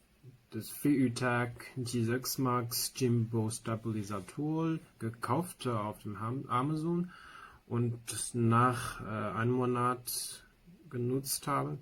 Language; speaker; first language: German; non-native, learner; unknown